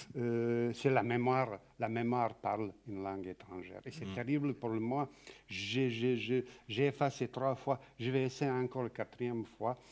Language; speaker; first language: French; non-native, fluent; Serbian